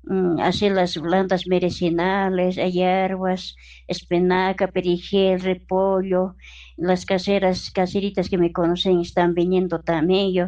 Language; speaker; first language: Spanish; non-native, local second language; Aymara